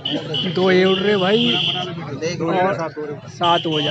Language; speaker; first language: Hindi; native; Hindi